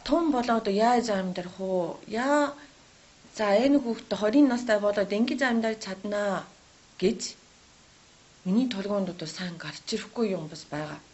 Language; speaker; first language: Mongolian; non-native, learner; Japanese